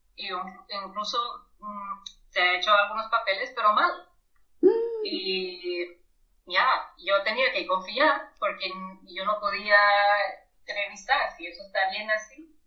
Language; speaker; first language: Spanish; non-native, fluent; German